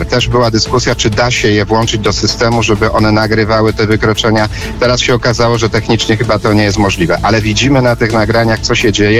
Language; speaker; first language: Polish; native; Polish